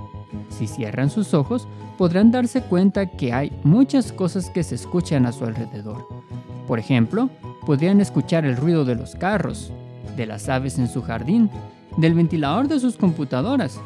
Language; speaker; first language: Spanish; native; Spanish